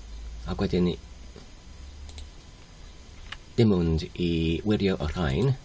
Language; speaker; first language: Welsh; non-native, learner; English